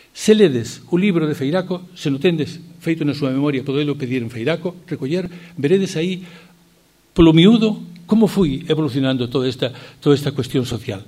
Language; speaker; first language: Galician; native; Galician